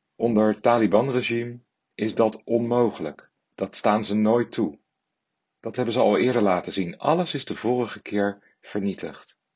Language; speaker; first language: Dutch; native; Dutch